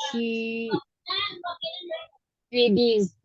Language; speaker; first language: English; non-native, learner; Hindi